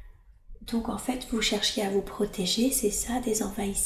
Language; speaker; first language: French; native; French